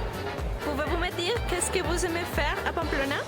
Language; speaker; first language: French; non-native, learner; Spanish